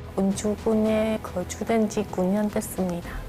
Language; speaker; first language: Korean; non-native, learner; Vietnamese